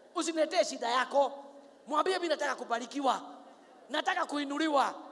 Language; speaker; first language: Swahili; non-native, local second language; Kikuyu